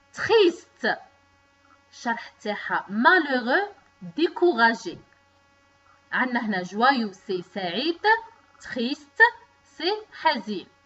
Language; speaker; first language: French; non-native, local second language; Arabic